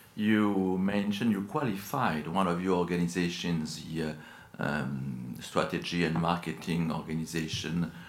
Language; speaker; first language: English; non-native, fluent; French